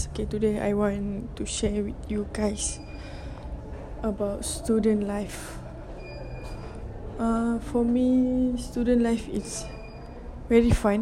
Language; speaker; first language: English; non-native, local second language; Malay